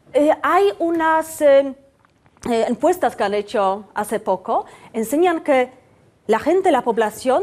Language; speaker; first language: Spanish; non-native, fluent; Polish